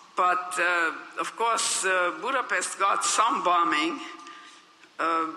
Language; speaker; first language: English; non-native, fluent; Hungarian